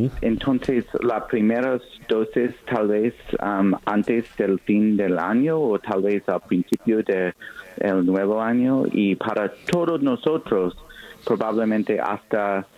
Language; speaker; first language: Spanish; non-native, fluent; English